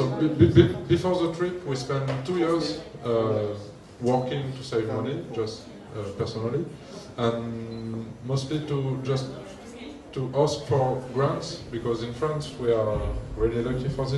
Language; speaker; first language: English; non-native, learner; French